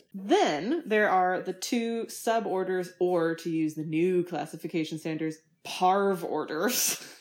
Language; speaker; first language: English; native; English